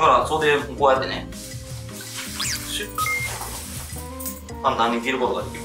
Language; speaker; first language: Japanese; native; Japanese